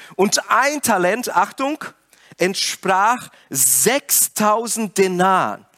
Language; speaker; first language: German; non-native, fluent; Portuguese